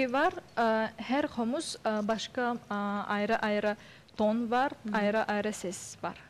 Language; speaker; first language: Turkish; non-native, learner; Yakut